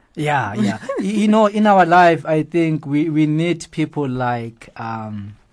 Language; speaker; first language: English; non-native, local second language; Zulu